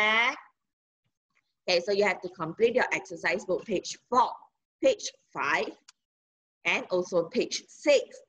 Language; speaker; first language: English; non-native, local second language; Chinese